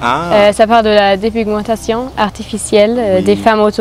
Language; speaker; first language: French; non-native, fluent; German